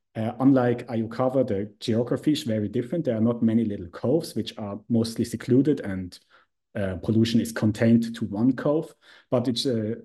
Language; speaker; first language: English; non-native, fluent; Swiss German